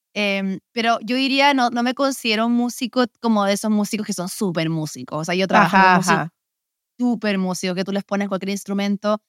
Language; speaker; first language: Spanish; early bilingual, heritage; Spanish